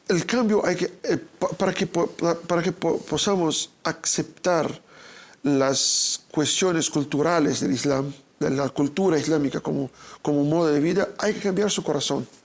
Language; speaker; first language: Spanish; non-native, fluent; Portuguese